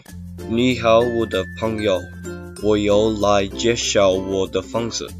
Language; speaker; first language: Chinese; non-native, learner; English